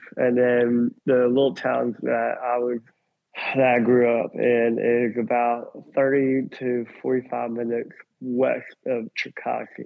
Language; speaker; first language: English; native; English